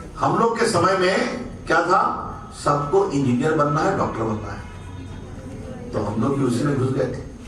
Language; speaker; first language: Hindi; native; Hindi